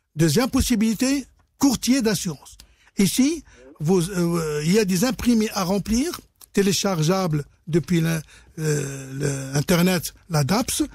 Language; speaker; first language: French; non-native, local second language; Arabic